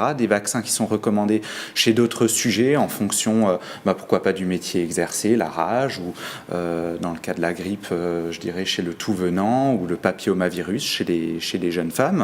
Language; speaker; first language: French; native; French